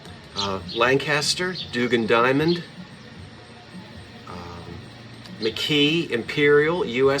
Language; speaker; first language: English; native; English